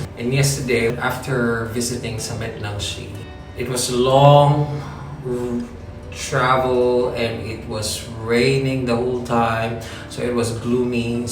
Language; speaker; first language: English; non-native, local second language; Filipino